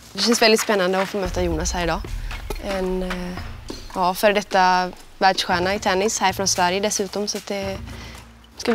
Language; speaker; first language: Swedish; native; Swedish